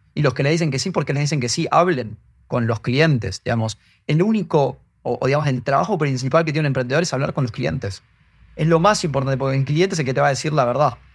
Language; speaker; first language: Spanish; native; Spanish